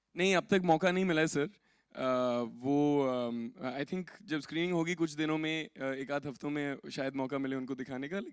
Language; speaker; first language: Hindi; native; Hindi